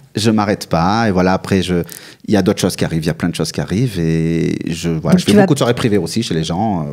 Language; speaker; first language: French; native; French